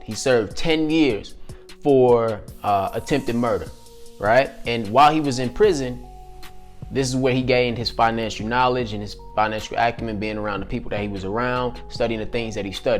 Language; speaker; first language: English; native; English